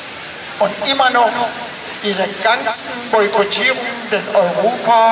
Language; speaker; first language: German; non-native, fluent; Persian